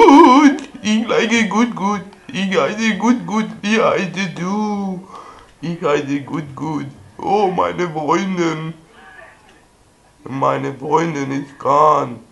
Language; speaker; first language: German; non-native, learner; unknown